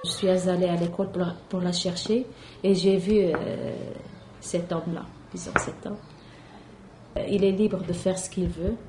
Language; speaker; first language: French; non-native, local second language; Arabic